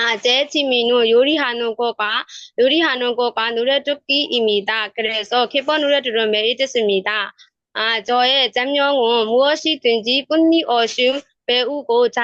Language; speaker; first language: Korean; non-native, learner; Burmese